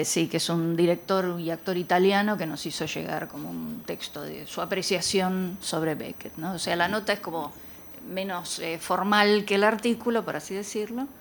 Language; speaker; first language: Spanish; native; Spanish